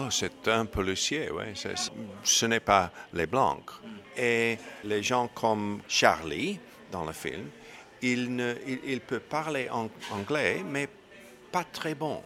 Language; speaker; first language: French; non-native, learner; English